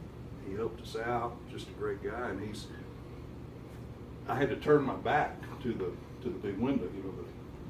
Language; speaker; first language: English; native; English